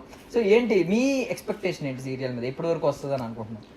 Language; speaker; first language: Telugu; native; Telugu